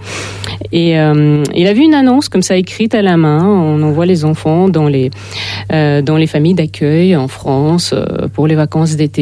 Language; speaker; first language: French; non-native, fluent; Russian